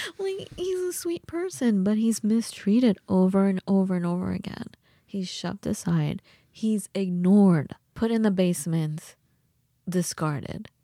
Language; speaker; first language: English; early bilingual, other home language; Persian